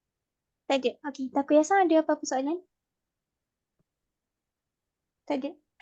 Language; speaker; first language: Malay; native; Malay